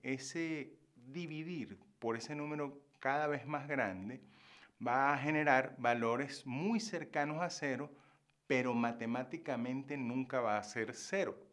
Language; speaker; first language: Spanish; native; Spanish